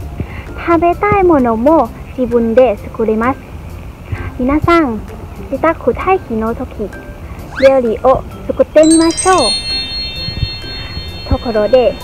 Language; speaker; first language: Japanese; non-native, learner; Thai